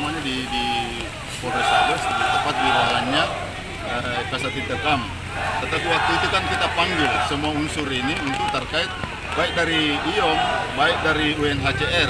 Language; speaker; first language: Malay; native; Malay